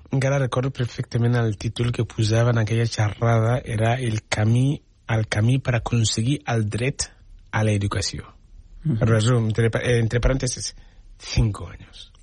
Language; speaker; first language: Catalan; non-native, fluent; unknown